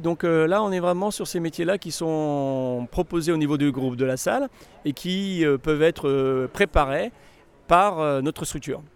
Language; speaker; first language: French; native; French